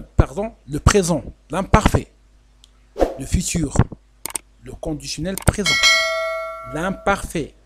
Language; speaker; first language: French; non-native, local second language; Arabic